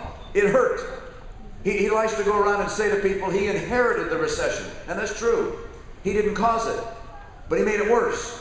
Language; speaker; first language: English; native; English